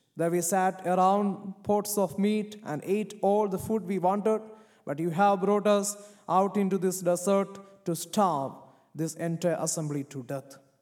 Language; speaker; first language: English; non-native, local second language; Malayalam